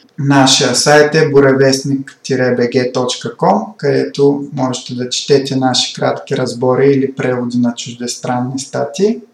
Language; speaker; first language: Bulgarian; native; Bulgarian